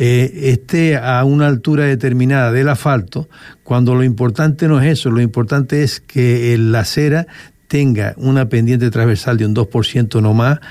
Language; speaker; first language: Spanish; native; Spanish